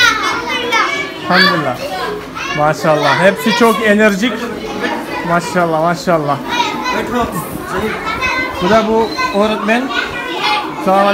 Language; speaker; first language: Turkish; non-native, fluent; Malayalam